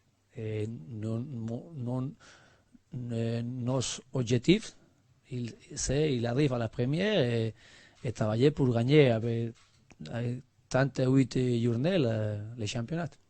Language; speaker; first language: French; non-native, learner; Spanish